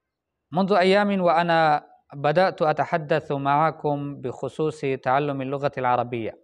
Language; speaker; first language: Arabic; non-native, fluent; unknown